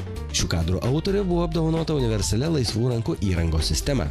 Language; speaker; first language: Lithuanian; native; Lithuanian